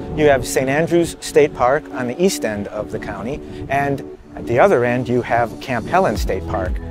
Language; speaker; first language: English; native; English